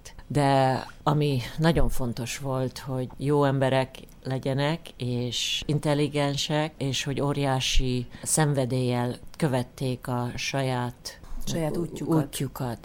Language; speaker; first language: Hungarian; early bilingual, heritage; Hungarian